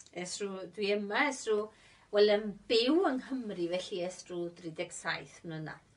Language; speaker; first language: Welsh; early bilingual, heritage; Spanish